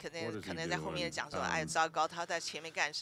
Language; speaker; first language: Chinese; native; Chinese